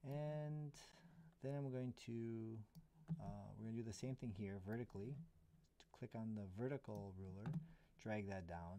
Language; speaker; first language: English; native; English